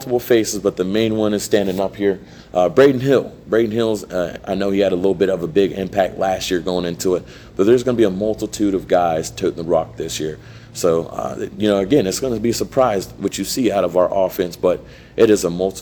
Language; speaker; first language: English; native; English